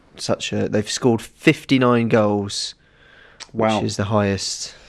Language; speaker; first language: English; native; English